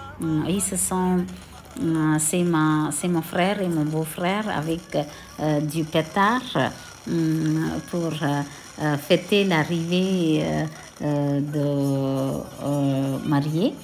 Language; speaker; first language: French; non-native, local second language; Tamil